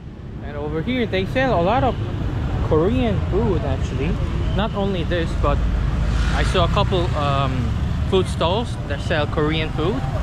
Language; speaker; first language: English; non-native, fluent; Korean